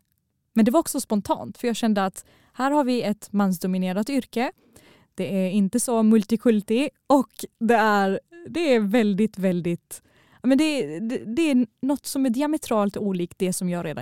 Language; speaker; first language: Swedish; early bilingual, other home language; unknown